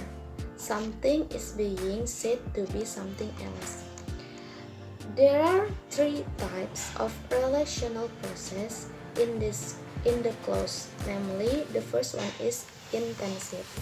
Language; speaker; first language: English; non-native, learner; Indonesian